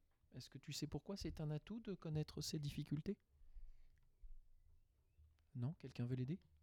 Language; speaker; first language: French; native; French